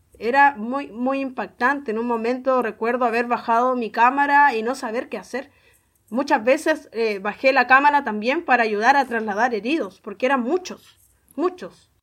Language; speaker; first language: Spanish; native; Spanish